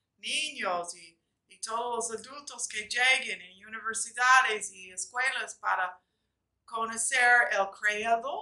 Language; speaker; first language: Spanish; non-native, fluent; English